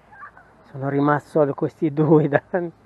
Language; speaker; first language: Italian; non-native, fluent; Arabic